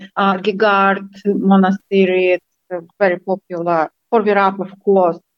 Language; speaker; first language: English; non-native, fluent; Armenian